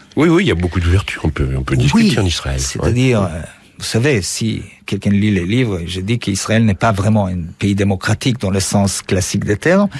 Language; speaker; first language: French; non-native, fluent; Hebrew